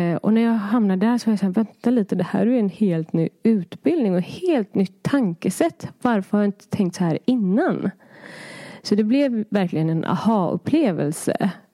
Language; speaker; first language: Swedish; early bilingual, other home language; Persian